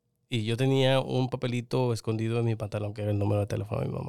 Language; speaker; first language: Spanish; early bilingual, heritage; Spanish